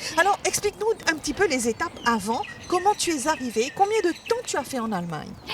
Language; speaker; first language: French; non-native, local second language; Morisyen